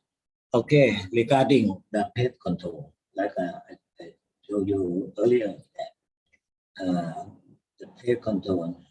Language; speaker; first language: English; non-native, learner; Thai